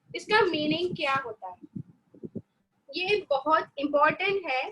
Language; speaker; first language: Hindi; non-native, local second language; Malayalam